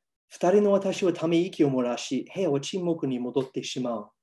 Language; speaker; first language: Japanese; non-native, fluent; English